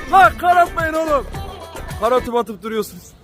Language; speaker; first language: Turkish; native; Turkish